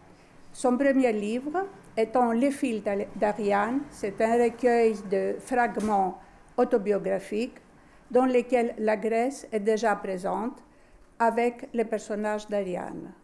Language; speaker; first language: French; non-native, fluent; Greek